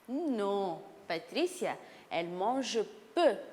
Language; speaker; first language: French; non-native, fluent; Portuguese